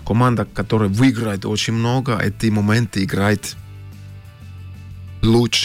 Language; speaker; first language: Russian; non-native, learner; Finnish